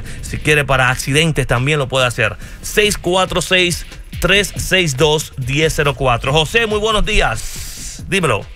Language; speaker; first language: Spanish; native; Spanish